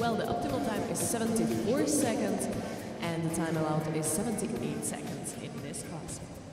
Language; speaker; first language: English; non-native, fluent; Slovak